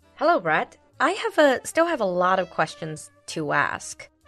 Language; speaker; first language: English; non-native, fluent; Chinese